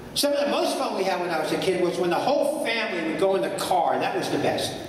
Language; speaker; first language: English; native; English